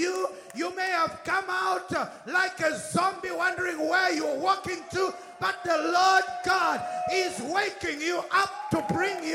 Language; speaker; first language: English; native; English